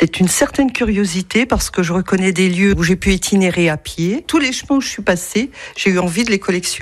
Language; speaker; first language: French; native; French